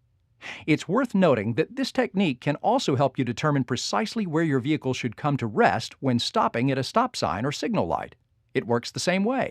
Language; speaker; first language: English; native; English